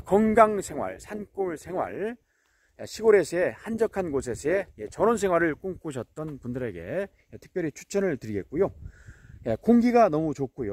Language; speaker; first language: Korean; native; Korean